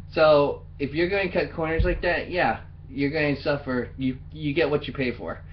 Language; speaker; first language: English; native; English